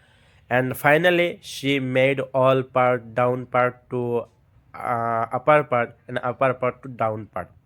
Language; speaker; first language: English; non-native, learner; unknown